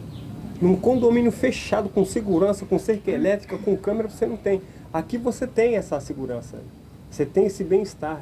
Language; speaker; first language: Portuguese; native; Portuguese